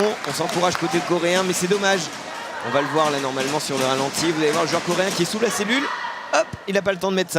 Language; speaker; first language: French; native; French